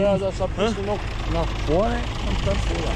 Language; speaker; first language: German; non-native, learner; Turkish